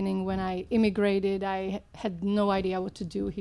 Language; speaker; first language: English; non-native, fluent; Slovak